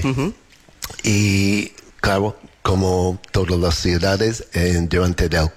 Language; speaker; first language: Spanish; non-native, learner; English